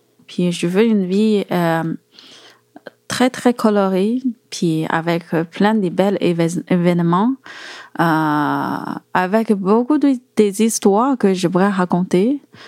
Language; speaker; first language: French; non-native, fluent; Chinese